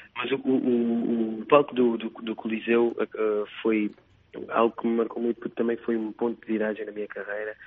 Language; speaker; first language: Portuguese; non-native, local second language; Kabuverdianu